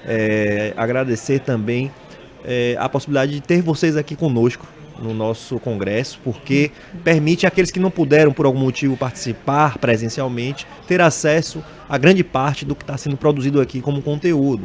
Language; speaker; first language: Portuguese; native; Portuguese